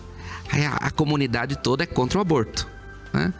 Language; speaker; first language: Portuguese; native; Portuguese